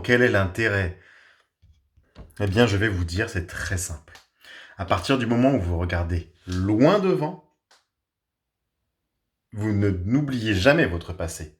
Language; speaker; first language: French; native; French